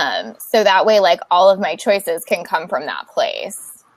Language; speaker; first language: English; native; English